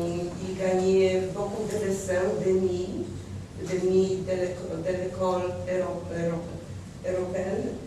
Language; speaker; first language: French; non-native, learner; Polish